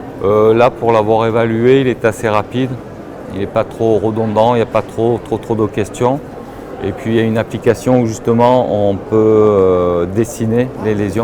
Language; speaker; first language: French; native; French